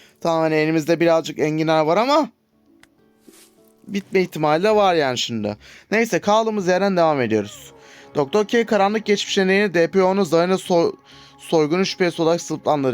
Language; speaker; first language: Turkish; native; Turkish